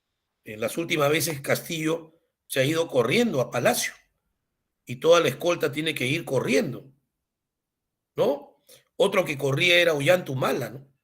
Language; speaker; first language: Spanish; native; Spanish